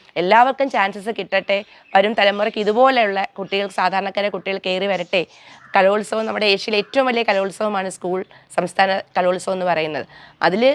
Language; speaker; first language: Malayalam; native; Malayalam